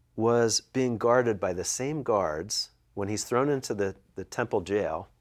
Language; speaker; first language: English; native; English